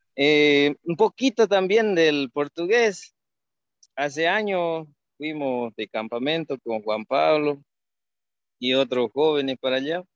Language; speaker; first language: Spanish; native; Spanish